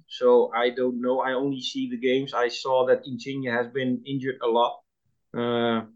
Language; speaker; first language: English; non-native, fluent; Dutch